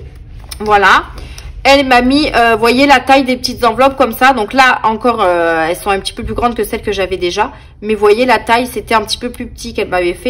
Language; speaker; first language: French; native; French